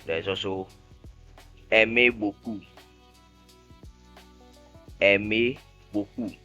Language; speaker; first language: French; non-native, fluent; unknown